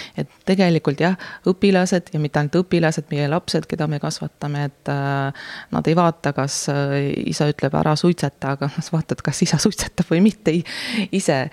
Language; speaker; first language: Estonian; non-native, local second language; Russian